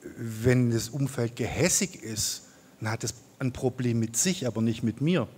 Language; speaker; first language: German; native; German